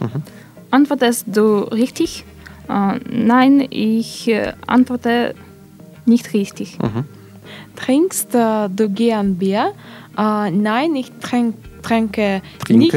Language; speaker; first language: German; non-native, learner; Russian